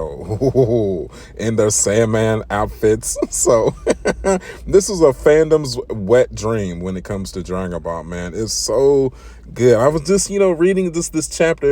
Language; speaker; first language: English; native; English